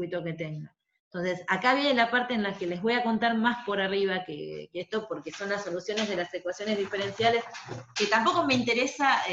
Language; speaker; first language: Spanish; native; Spanish